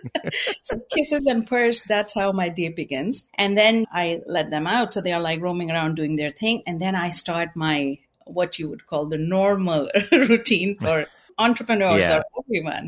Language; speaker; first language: English; non-native, local second language; Hindi